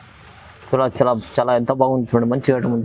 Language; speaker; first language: Telugu; native; Telugu